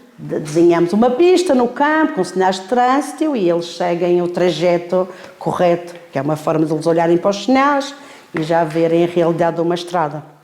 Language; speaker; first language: Portuguese; native; Portuguese